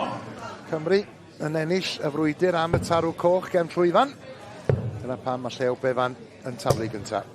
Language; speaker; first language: Welsh; native; Welsh